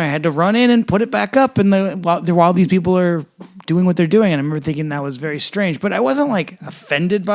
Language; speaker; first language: English; native; English